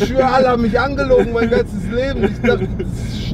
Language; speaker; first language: German; native; German